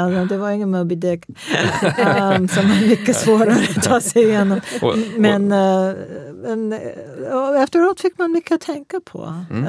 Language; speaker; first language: Swedish; non-native, fluent; English